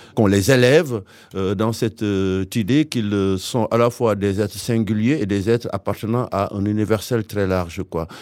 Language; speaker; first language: French; non-native, local second language; Wolof